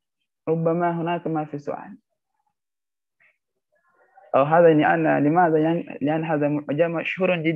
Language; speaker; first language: Arabic; non-native, learner; Indonesian